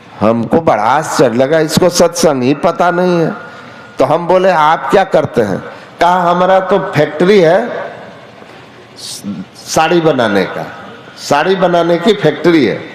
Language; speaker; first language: Hindi; native; Hindi